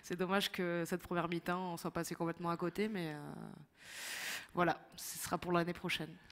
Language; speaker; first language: French; native; French